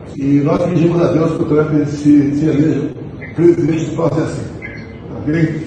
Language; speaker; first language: Portuguese; native; Portuguese